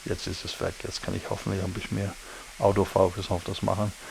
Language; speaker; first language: German; non-native, learner; English